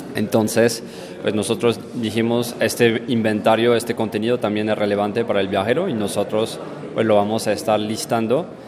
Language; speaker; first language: Spanish; non-native, fluent; French